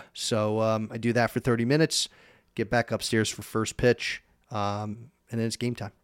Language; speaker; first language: English; native; English